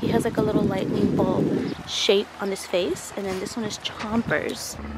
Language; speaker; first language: English; early bilingual, other home language; Spanish